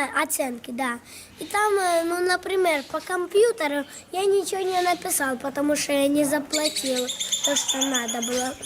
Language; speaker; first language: Russian; early bilingual, heritage; Russian